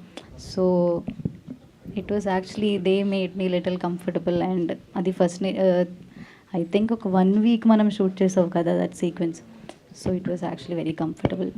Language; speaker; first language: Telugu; non-native, learner; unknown